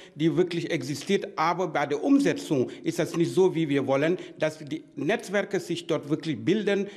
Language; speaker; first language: German; non-native, fluent; Wolof